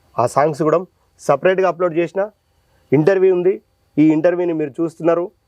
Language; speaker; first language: Telugu; native; Telugu